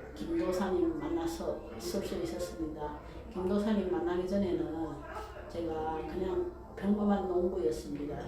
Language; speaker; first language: Korean; early bilingual, heritage; Korean